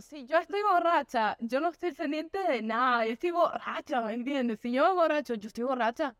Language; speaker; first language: Spanish; early bilingual, heritage; Spanish